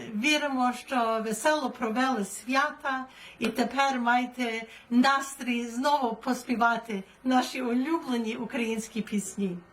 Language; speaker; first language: Ukrainian; early bilingual, heritage; Ukrainian